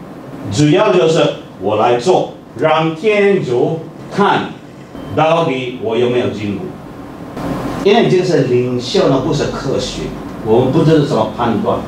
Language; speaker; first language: Chinese; non-native, fluent; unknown